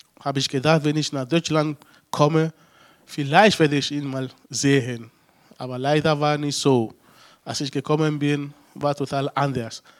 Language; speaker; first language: German; non-native, fluent; Ewe